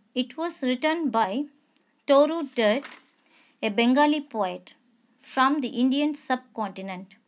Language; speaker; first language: English; non-native, local second language; Tamil